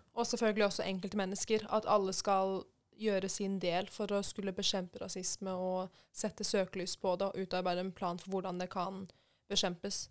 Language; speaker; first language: Norwegian; early bilingual, other home language; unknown